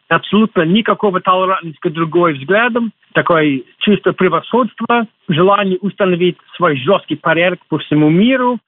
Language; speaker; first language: Russian; non-native, fluent; English